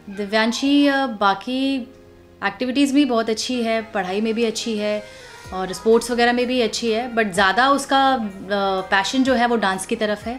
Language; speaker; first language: Hindi; native; Hindi